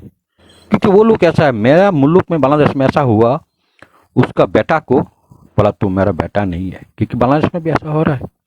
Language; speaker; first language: Hindi; non-native, learner; Bangla